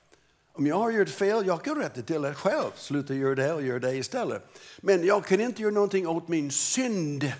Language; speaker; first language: Swedish; non-native, fluent; English